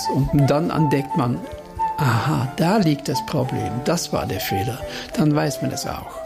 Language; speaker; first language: German; non-native, local second language; Dutch